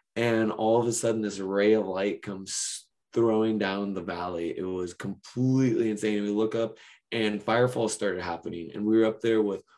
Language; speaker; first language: English; native; English